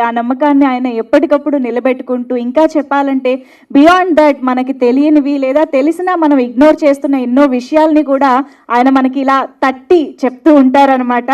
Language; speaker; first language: Telugu; native; Telugu